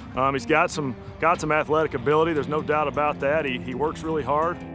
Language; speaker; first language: English; native; English